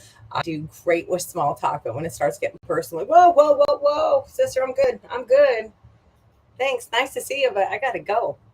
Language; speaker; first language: English; native; English